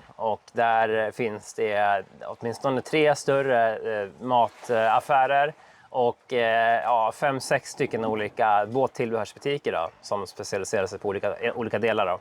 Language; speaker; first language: Swedish; native; Swedish